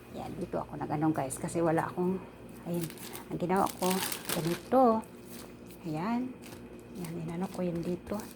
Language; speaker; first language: Filipino; non-native, local second language; Cebuano